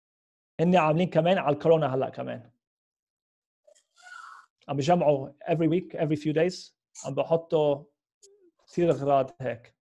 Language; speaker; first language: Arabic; early bilingual, heritage; Arabic